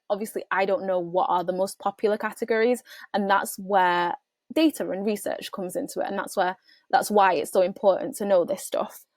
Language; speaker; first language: English; native; English